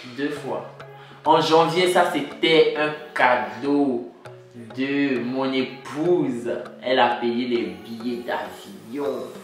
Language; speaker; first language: French; native; French